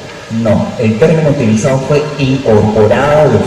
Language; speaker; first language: Spanish; native; Spanish